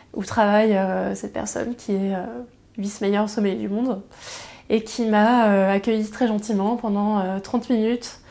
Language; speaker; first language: French; native; French